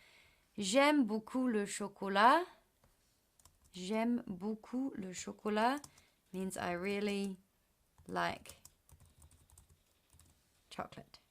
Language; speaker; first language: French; non-native, fluent; English